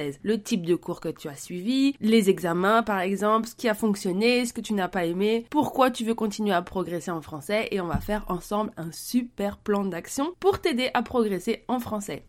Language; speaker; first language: French; native; French